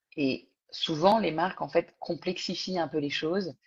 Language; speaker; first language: French; native; French